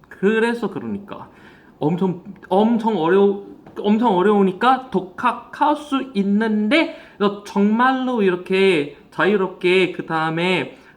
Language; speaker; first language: Korean; non-native, fluent; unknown